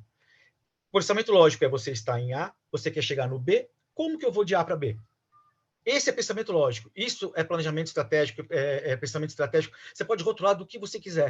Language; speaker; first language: Portuguese; native; Portuguese